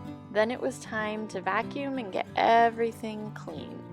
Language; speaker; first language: English; native; English